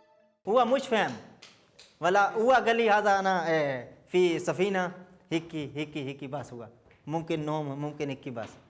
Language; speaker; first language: Arabic; non-native, learner; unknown